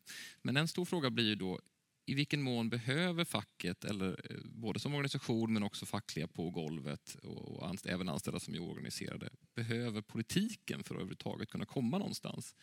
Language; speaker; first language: Swedish; native; Swedish